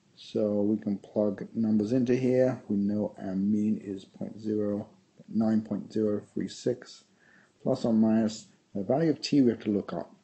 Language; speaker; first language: English; native; English